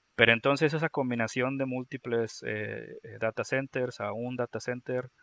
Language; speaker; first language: Spanish; native; Spanish